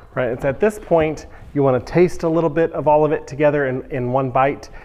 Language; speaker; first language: English; native; English